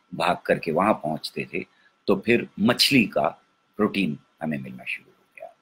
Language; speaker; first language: Hindi; native; Hindi